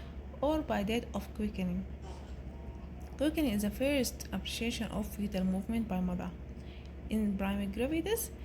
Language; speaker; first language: English; non-native, local second language; Arabic